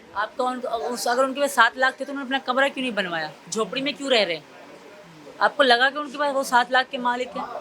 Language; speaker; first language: Urdu; non-native, local second language; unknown